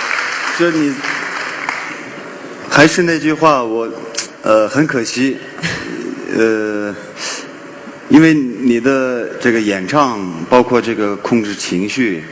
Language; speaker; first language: Chinese; non-native, local second language; Uyghur